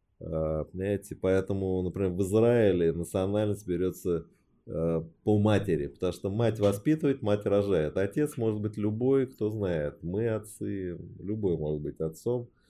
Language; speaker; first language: Russian; early bilingual, other home language; Chinese